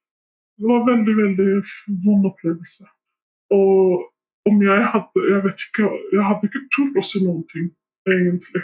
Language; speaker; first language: Norwegian; non-native, fluent; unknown